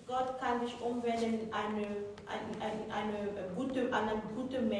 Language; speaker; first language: German; non-native, fluent; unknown